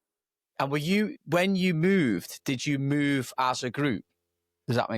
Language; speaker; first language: English; native; English